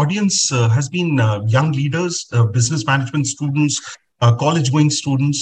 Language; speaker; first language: English; non-native, local second language; Hindi